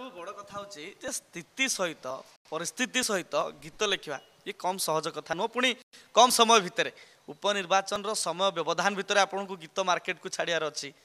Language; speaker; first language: Odia; native; Odia